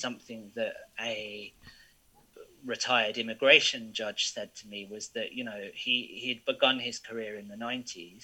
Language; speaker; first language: English; native; English